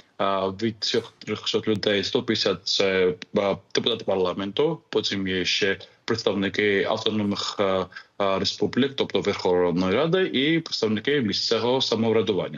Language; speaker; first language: Ukrainian; non-native, fluent; Georgian